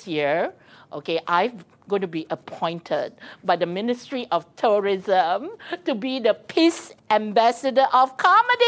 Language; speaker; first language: English; non-native, local second language; Min Nan Chinese